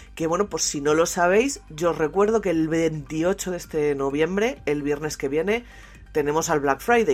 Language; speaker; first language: Spanish; native; Spanish